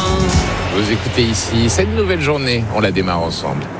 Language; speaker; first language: French; native; French